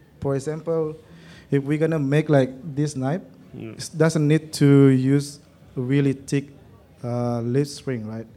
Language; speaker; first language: English; non-native, learner; Indonesian